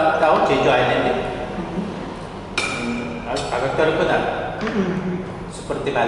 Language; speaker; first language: Indonesian; non-native, learner; Korean